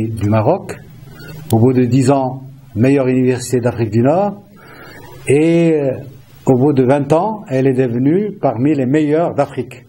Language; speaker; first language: French; non-native, local second language; Arabic